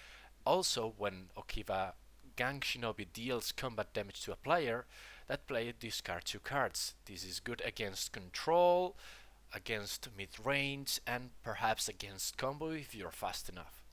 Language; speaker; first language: English; non-native, fluent; Spanish